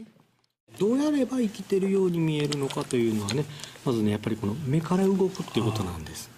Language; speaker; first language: Japanese; native; Japanese